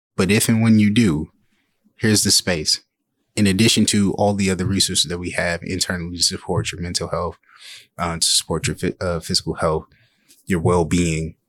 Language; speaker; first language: English; native; English